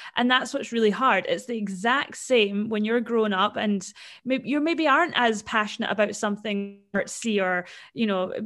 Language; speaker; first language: English; native; English